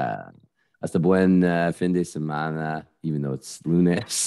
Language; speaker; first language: Spanish; non-native, learner; English